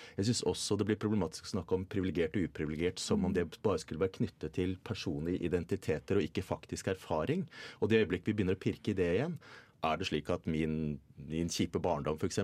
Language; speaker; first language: Norwegian; native; Norwegian